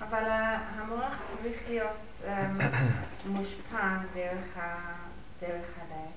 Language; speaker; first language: Hebrew; non-native, fluent; English